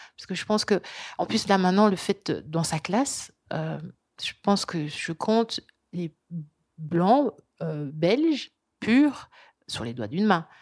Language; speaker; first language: French; early bilingual, other home language; Lingala